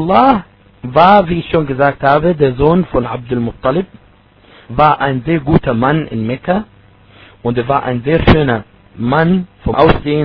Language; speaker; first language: German; non-native, fluent; Arabic